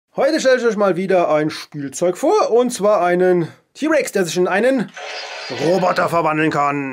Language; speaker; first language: German; native; German